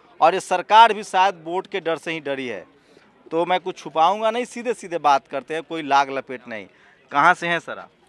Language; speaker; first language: Hindi; native; Hindi